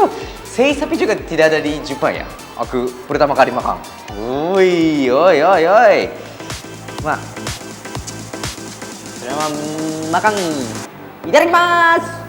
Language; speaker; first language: Indonesian; non-native, fluent; Japanese